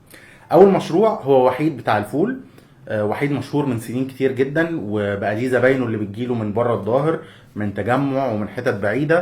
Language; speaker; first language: Arabic; native; Arabic